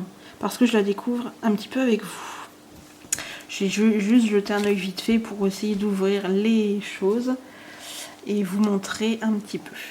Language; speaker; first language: French; native; French